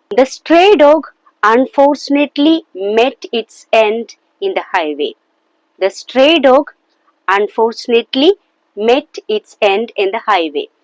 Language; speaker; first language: English; non-native, local second language; Malayalam